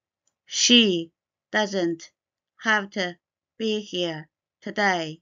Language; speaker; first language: English; non-native, fluent; Chinese